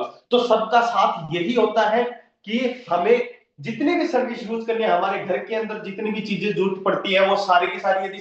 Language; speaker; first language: Hindi; native; Hindi